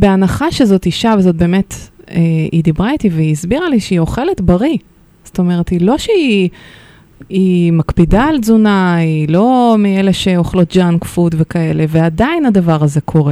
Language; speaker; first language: Hebrew; native; Hebrew